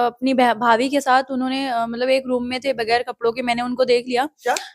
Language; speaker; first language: Hindi; native; Hindi